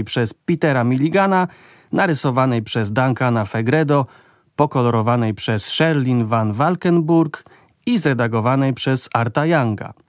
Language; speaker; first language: Polish; native; Polish